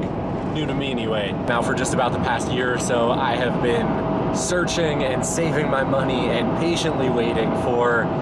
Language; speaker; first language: English; native; English